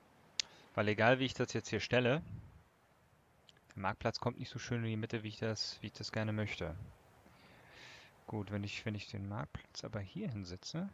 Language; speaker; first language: German; native; German